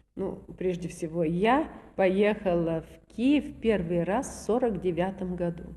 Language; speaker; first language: Russian; native; Russian